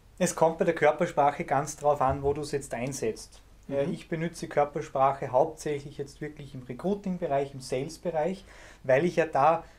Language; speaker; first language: German; native; German